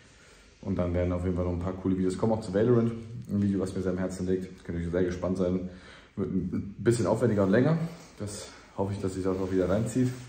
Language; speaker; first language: German; native; German